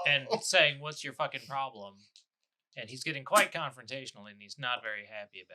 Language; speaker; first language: English; native; English